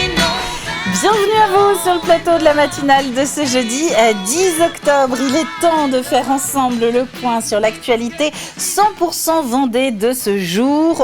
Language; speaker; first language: French; native; French